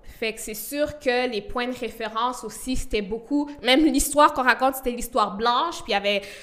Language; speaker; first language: French; early bilingual, other home language; Rundi